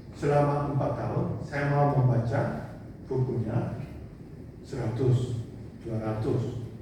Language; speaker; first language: Indonesian; non-native, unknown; Korean